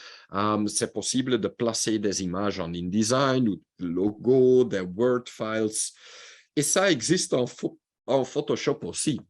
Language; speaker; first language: French; non-native, local second language; Dutch